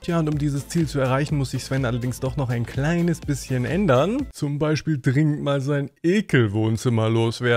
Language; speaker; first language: German; native; German